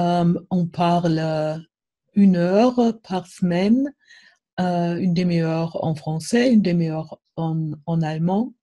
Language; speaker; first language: French; non-native, fluent; German